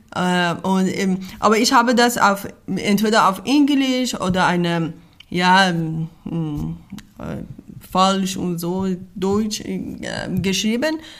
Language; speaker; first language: German; non-native, learner; Persian